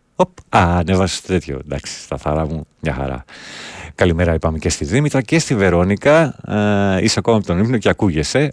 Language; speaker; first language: Greek; native; Greek